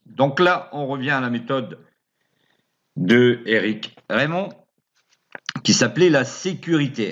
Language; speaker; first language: French; native; French